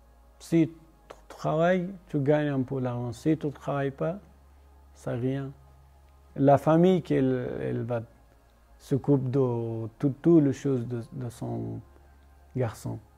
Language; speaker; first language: French; non-native, learner; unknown